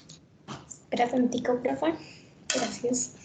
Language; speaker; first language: Spanish; native; Spanish